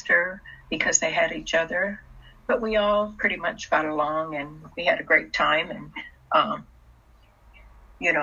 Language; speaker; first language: English; early bilingual, other home language; Russian